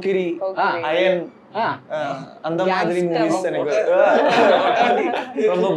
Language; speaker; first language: Tamil; non-native, learner; Malayalam